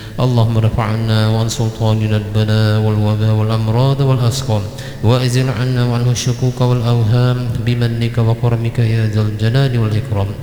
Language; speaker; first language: Arabic; non-native, fluent; Malay